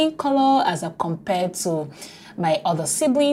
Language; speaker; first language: English; non-native, local second language; Igbo